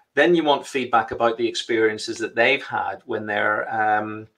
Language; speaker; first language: English; native; English